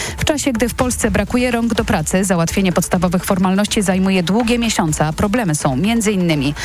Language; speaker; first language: Polish; native; Polish